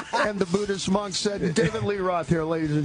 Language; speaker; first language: English; native; English